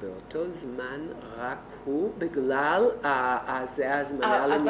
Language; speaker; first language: Hebrew; non-native, fluent; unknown